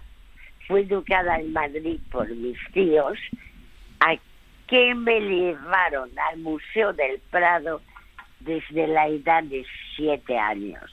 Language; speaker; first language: Spanish; early bilingual, other home language; French